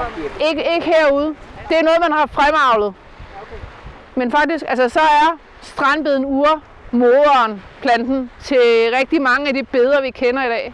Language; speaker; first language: Danish; native; Danish